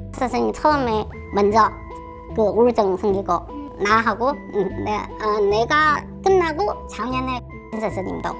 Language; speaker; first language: Korean; non-native, fluent; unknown